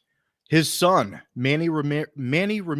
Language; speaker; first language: English; native; English